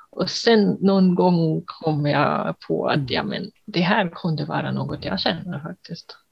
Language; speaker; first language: Swedish; non-native, fluent; German